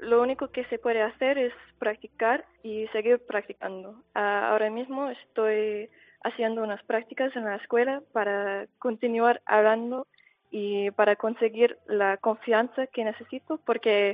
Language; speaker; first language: Spanish; non-native, fluent; English